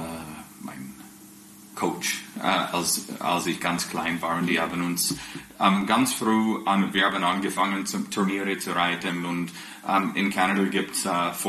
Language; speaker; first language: German; non-native, fluent; English